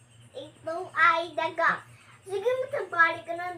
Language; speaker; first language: Filipino; non-native, local second language; Cebuano